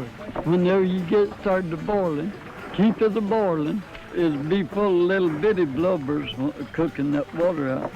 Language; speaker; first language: English; native; English